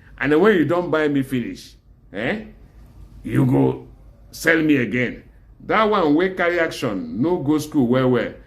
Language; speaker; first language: Nigerian Pidgin; non-native, local second language; Igbo